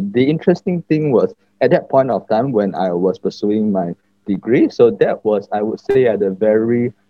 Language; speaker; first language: English; non-native, local second language; Chinese